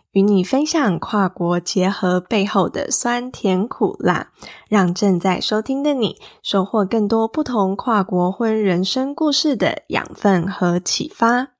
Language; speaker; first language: Chinese; native; Chinese